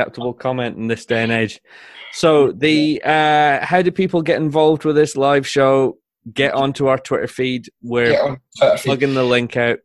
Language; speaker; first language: English; native; English